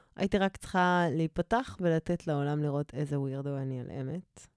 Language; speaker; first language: Hebrew; native; Hebrew